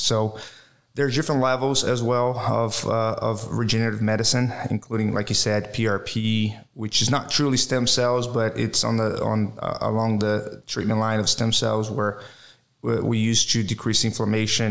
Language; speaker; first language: English; non-native, fluent; Portuguese